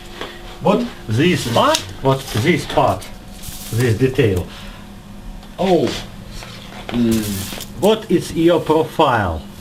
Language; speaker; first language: English; non-native, learner; Russian